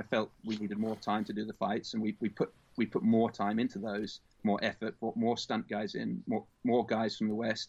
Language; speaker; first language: English; native; English